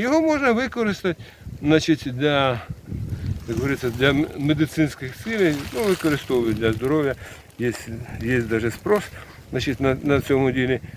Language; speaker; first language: Ukrainian; native; Ukrainian